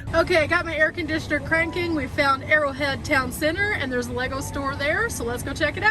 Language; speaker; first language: English; native; English